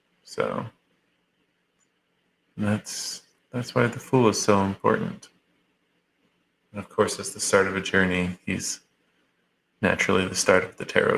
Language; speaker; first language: English; native; English